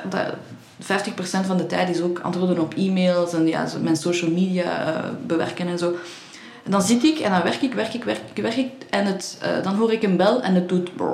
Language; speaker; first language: Dutch; early bilingual, other home language; Persian